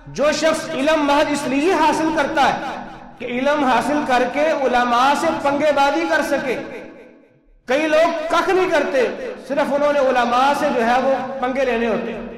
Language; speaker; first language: Urdu; non-native, local second language; Punjabi